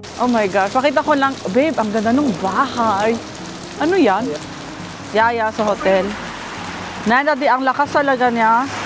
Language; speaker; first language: Filipino; native; Filipino